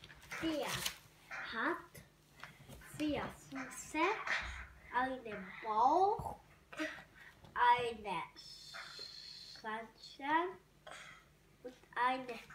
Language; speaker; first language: German; non-native, learner; Hungarian